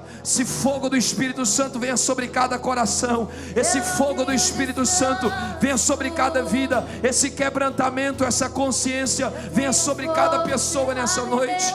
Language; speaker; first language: Portuguese; native; Portuguese